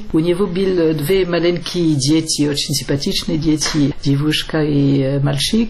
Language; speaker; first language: Russian; non-native, fluent; French